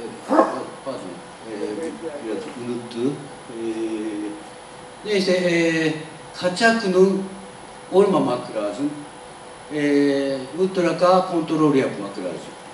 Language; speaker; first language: Turkish; non-native, learner; Japanese